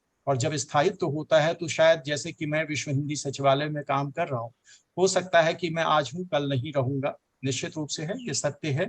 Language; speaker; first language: Hindi; native; Hindi